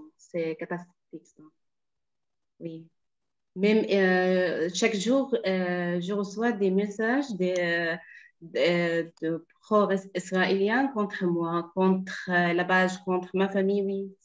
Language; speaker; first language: French; non-native, fluent; Arabic